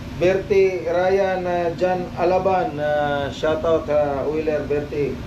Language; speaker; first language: Filipino; non-native, local second language; Cebuano